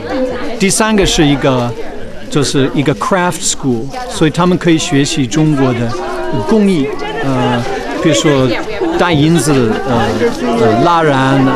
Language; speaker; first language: Chinese; non-native, fluent; English